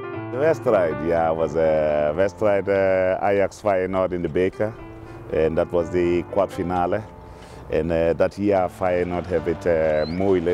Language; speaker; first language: Dutch; non-native, fluent; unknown